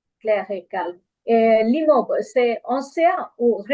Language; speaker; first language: French; non-native, fluent; Bangla